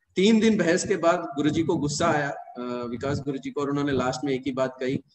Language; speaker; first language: Hindi; non-native, local second language; Telugu